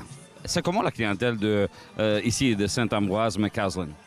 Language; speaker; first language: French; non-native, fluent; Italian